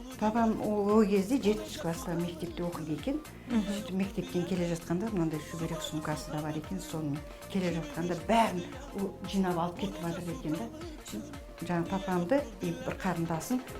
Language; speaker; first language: Kazakh; non-native, local second language; Azerbaijani